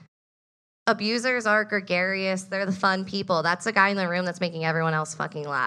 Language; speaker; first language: English; native; English